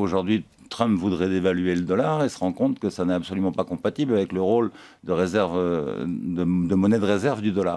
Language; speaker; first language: French; native; French